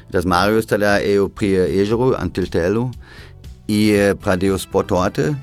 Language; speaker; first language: Lithuanian; non-native, fluent; German